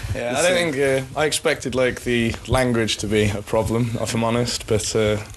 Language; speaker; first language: English; native; English